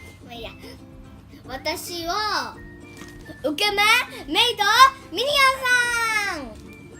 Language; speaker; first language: Japanese; early bilingual, heritage; Japanese